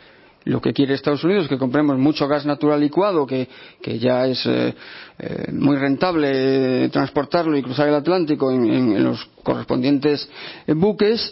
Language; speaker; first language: Spanish; native; Spanish